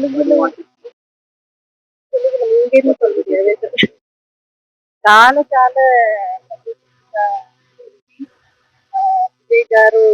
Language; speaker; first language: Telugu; non-native, learner; Tamil